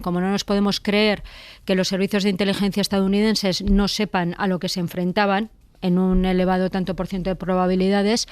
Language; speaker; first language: Spanish; native; Spanish